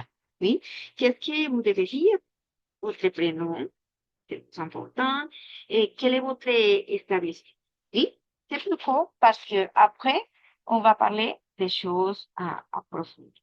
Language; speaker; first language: French; non-native, fluent; Spanish